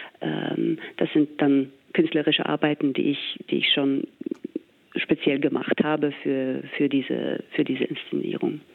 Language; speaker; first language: German; non-native, fluent; English